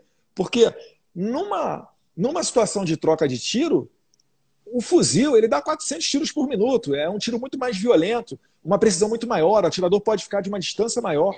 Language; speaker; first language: Portuguese; native; Portuguese